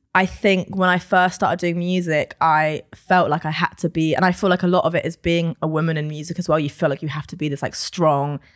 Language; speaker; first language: English; native; English